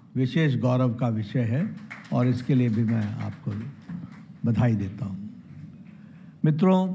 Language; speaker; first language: Hindi; native; Hindi